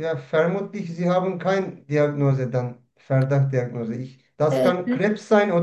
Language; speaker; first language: German; non-native, learner; Turkish